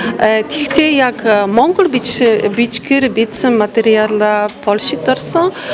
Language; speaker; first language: Mongolian; non-native, fluent; Polish